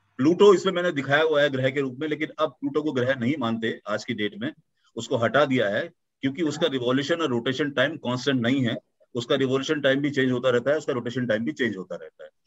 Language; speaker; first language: Hindi; native; Hindi